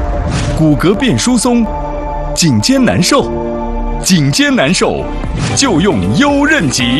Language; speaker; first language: Chinese; native; Chinese